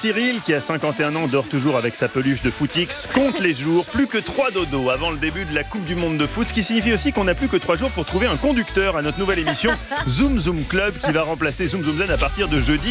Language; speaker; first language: French; native; French